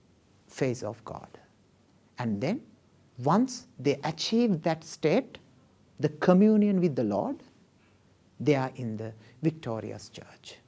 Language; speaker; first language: English; non-native, local second language; Sinhala